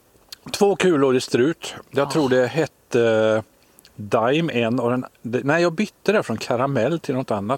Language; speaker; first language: Swedish; native; Swedish